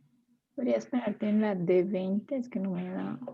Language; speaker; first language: Spanish; native; Spanish